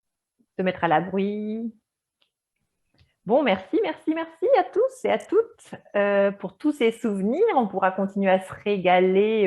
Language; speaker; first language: French; native; French